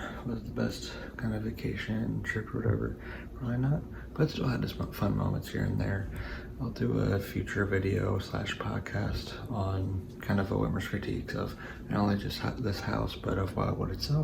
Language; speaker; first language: English; native; English